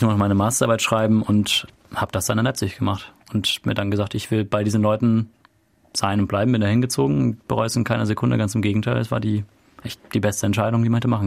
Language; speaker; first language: German; native; German